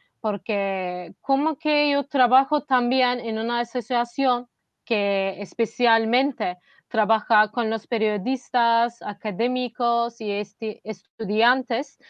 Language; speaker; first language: Spanish; non-native, fluent; Turkish